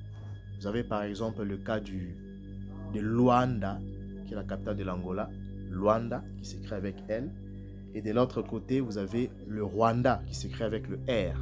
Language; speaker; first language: French; non-native, local second language; Kongo